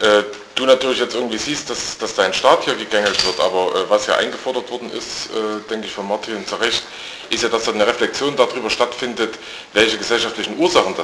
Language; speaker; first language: German; native; German